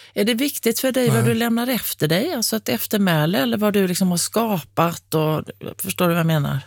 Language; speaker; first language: Swedish; native; Swedish